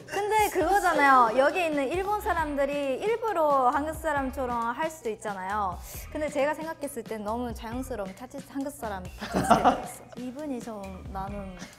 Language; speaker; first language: Korean; non-native, fluent; Japanese